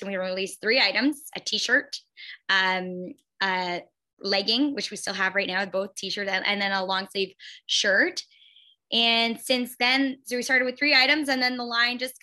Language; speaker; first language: English; native; English